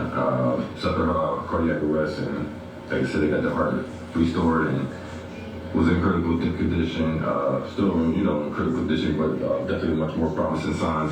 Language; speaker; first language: English; native; English